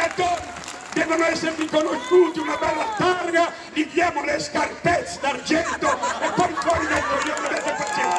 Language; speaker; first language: Italian; native; Italian